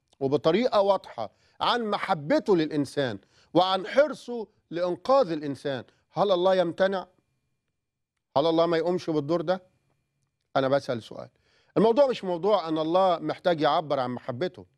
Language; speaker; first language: Arabic; native; Arabic